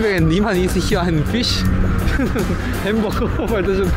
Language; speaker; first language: German; non-native, learner; Korean